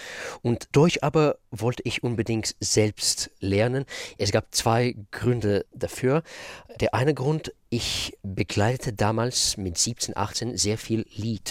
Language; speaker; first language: German; non-native, fluent; Russian